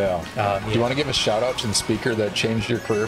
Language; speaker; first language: English; native; English